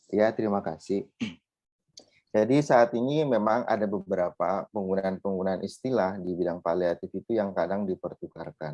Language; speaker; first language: Indonesian; native; Indonesian